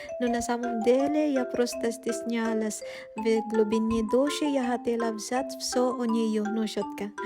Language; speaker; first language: Russian; non-native, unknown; Waray